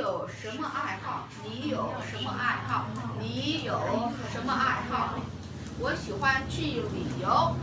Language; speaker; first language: Chinese; non-native, fluent; Vietnamese